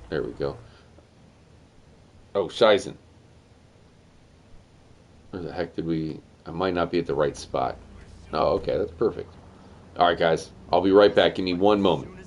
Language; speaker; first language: English; native; English